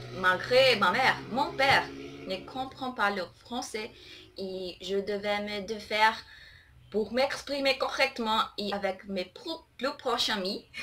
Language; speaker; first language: French; non-native, learner; Portuguese